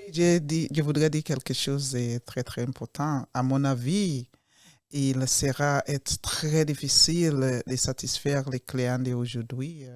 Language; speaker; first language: French; non-native, learner; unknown